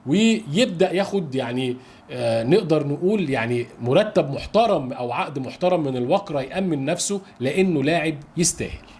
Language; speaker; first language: Arabic; native; Arabic